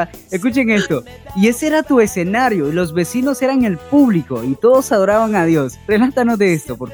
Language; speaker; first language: Spanish; native; Spanish